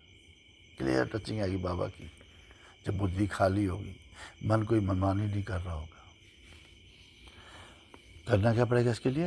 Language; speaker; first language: Hindi; native; Hindi